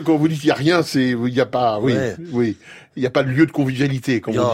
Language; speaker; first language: French; native; French